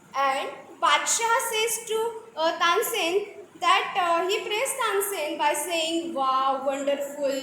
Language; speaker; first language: English; non-native, local second language; Marathi